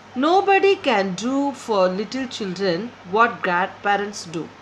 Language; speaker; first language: English; non-native, local second language; Tamil